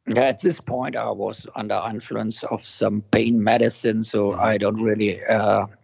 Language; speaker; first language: English; non-native, fluent; German